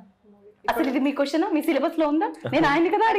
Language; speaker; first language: Telugu; native; Telugu